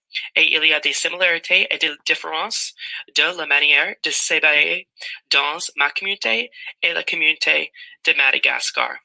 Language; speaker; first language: French; non-native, learner; English